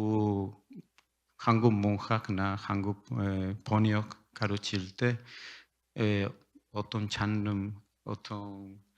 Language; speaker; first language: Korean; non-native, learner; Spanish